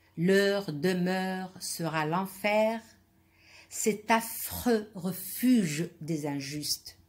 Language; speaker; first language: French; non-native, local second language; Arabic